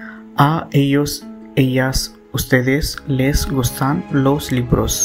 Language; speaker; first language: Spanish; non-native, fluent; Telugu